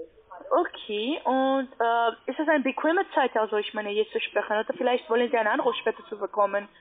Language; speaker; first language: German; non-native, learner; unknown